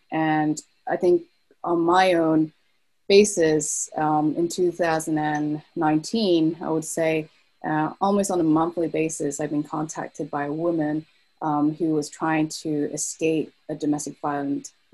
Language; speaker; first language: English; native; English